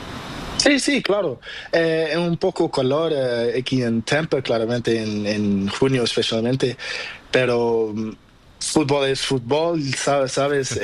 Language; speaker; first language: Spanish; non-native, learner; Portuguese